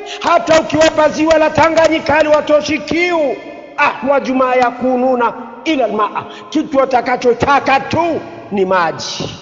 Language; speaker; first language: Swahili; native; Swahili